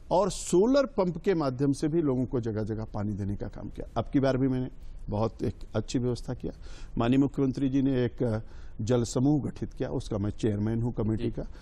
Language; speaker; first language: Hindi; native; Hindi